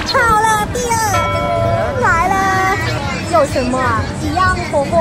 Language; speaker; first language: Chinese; non-native, learner; Thai